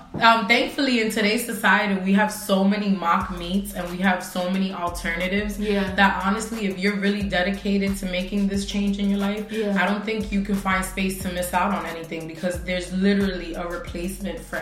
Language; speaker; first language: English; native; English